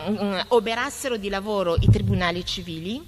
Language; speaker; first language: Italian; native; Italian